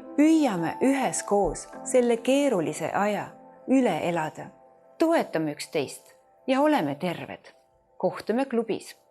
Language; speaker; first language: Estonian; non-native, local second language; Russian